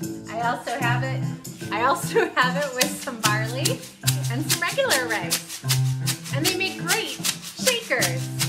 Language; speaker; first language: English; native; English